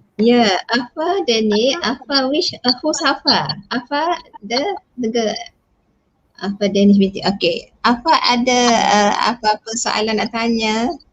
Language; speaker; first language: Malay; native; Malay